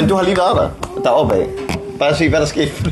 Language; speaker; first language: Danish; native; Danish